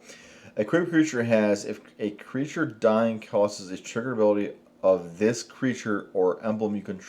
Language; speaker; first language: English; native; English